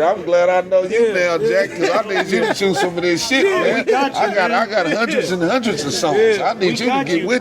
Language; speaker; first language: English; native; English